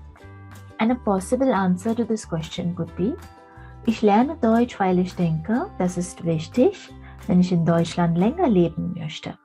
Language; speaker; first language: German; non-native, fluent; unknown